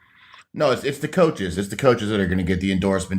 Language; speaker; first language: English; native; English